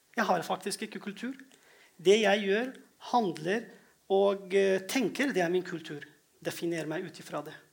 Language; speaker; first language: Norwegian; non-native, fluent; Kurdish